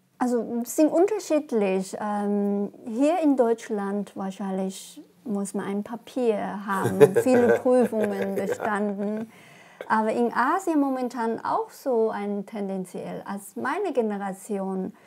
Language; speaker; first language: German; non-native, learner; Chinese